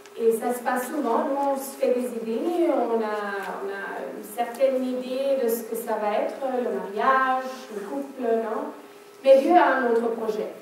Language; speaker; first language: French; non-native, fluent; German